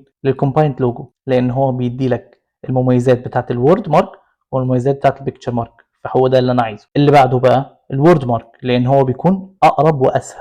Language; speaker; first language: Arabic; native; Arabic